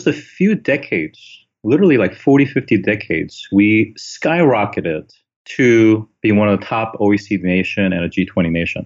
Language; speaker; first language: English; early bilingual, other home language; Korean